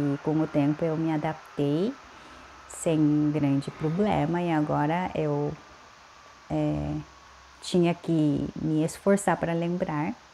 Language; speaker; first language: Portuguese; non-native, fluent; Korean